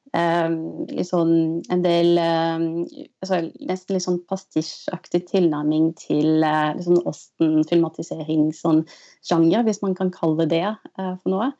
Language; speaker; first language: Norwegian; non-native, fluent; French